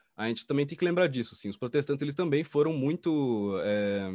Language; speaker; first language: Portuguese; native; Portuguese